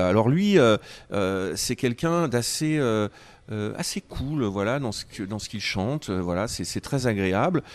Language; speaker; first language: French; native; French